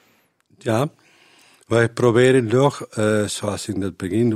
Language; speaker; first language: Dutch; non-native, learner; Spanish